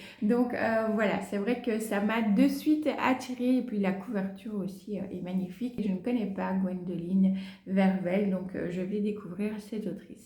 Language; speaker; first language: French; native; French